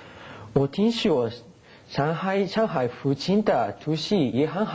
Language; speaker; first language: Chinese; non-native, learner; Japanese